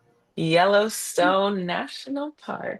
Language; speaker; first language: English; native; English